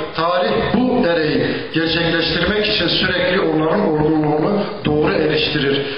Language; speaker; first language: Turkish; non-native, local second language; Zaza